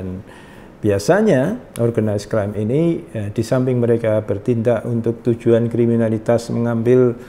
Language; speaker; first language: Indonesian; native; Indonesian